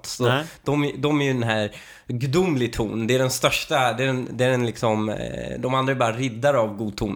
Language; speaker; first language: Swedish; native; Swedish